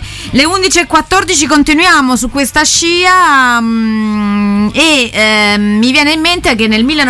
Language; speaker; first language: Italian; native; Italian